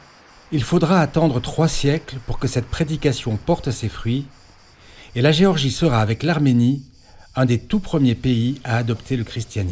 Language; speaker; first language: French; native; French